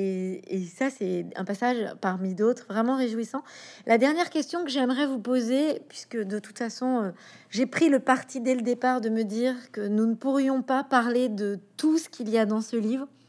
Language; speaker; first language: French; native; French